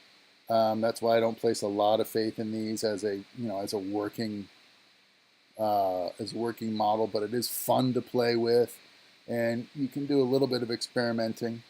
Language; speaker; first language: English; native; English